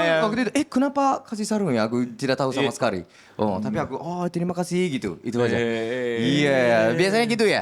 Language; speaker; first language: Indonesian; non-native, learner; Japanese